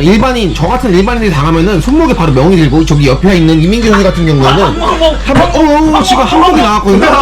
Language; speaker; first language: Korean; native; Korean